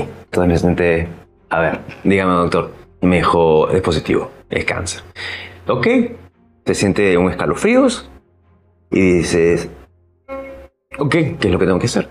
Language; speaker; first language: Spanish; native; Spanish